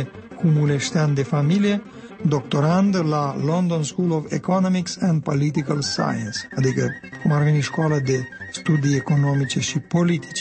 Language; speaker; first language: Romanian; native; Romanian